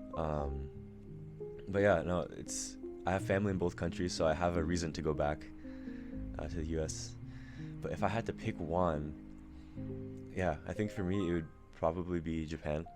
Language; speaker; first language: English; early bilingual, other home language; Japanese